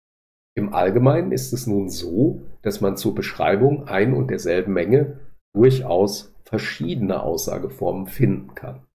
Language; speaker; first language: German; native; German